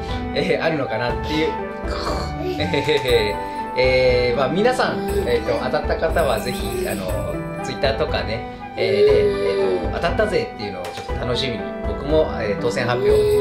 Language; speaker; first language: Japanese; native; Japanese